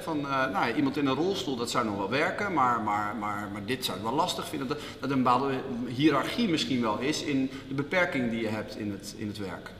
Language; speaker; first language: Dutch; native; Dutch